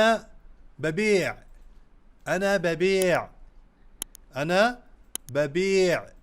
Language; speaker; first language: Arabic; non-native, fluent; Urdu